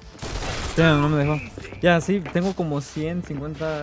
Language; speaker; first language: Spanish; early bilingual, heritage; Spanish